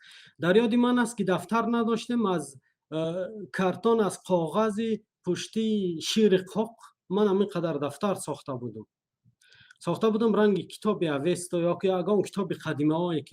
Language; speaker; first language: Persian; non-native, local second language; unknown